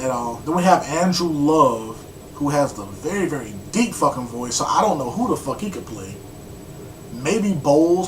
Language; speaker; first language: English; native; English